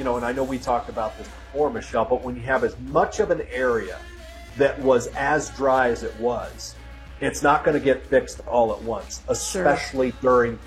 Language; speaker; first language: English; native; English